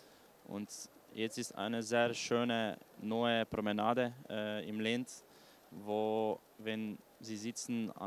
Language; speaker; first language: German; non-native, learner; Slovenian